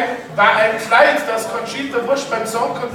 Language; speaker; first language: German; native; German